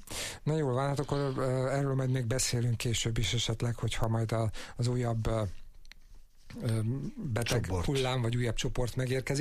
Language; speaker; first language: Hungarian; native; Hungarian